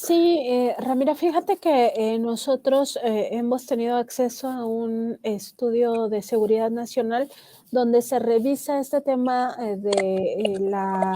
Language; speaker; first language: Spanish; native; Spanish